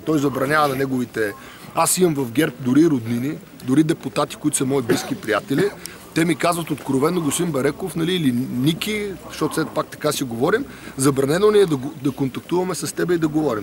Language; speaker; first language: Bulgarian; native; Bulgarian